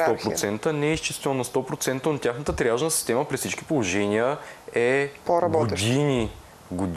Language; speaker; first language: Bulgarian; native; Bulgarian